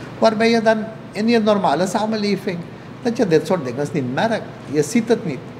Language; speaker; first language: Dutch; native; Dutch